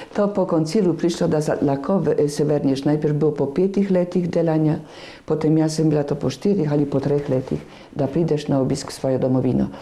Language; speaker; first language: Slovenian; non-native, fluent; Polish